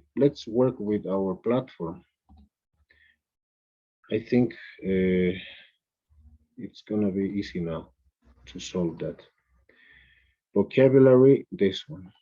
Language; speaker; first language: English; non-native, fluent; Spanish